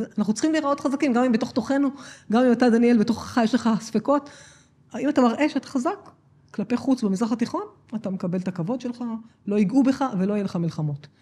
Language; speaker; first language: Hebrew; native; Hebrew